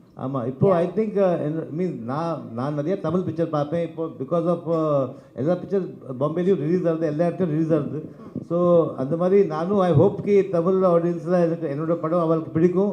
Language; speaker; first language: Tamil; early bilingual, heritage; Tamil